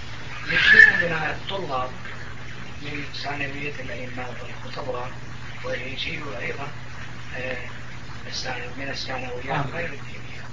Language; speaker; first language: Arabic; non-native, fluent; Turkish